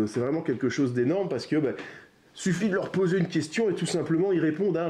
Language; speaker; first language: French; native; French